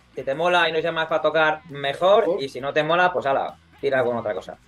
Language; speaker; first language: Spanish; native; Spanish